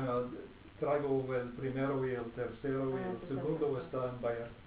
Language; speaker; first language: Spanish; non-native, fluent; English